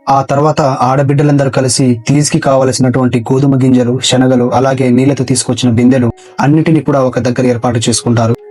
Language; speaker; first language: Telugu; non-native, local second language; Lambadi